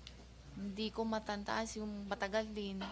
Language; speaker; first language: Filipino; non-native, learner; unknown